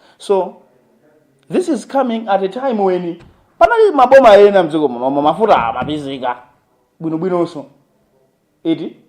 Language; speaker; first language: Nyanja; native; Nyanja